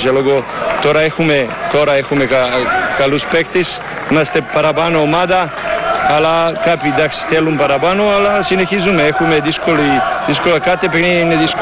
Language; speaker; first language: Greek; non-native, learner; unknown